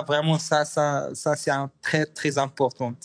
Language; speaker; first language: French; non-native, learner; Arabic